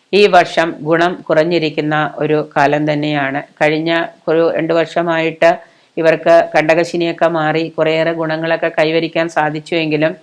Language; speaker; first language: Malayalam; native; Malayalam